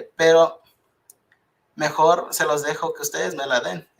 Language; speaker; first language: Spanish; early bilingual, heritage; Spanish